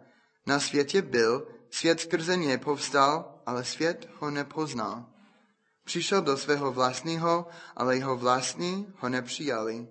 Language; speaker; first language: Czech; non-native, fluent; English